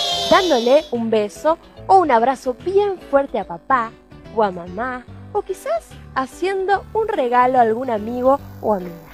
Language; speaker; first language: Spanish; native; Spanish